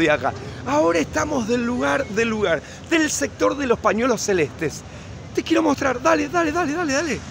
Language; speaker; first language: Spanish; native; Spanish